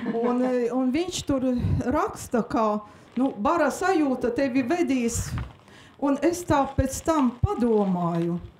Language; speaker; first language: Latvian; non-native, local second language; Russian